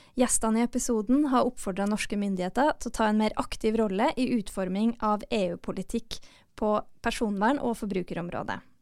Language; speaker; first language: Norwegian; native; Norwegian